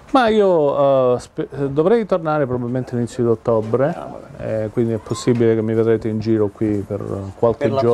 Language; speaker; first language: Italian; native; Italian